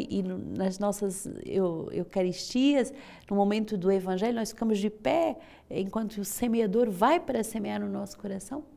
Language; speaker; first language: Portuguese; non-native, fluent; French